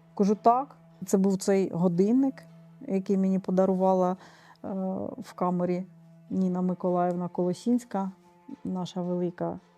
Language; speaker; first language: Ukrainian; native; Ukrainian